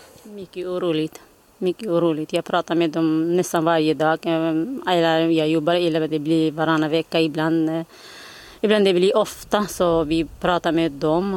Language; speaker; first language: Swedish; non-native, learner; Kurdish